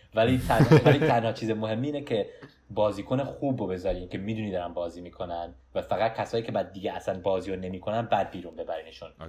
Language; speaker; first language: Persian; early bilingual, heritage; Persian